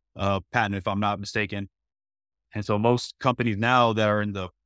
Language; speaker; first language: English; native; English